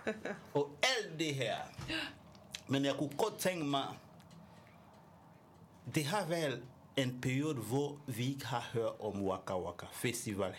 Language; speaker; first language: Danish; non-native, learner; French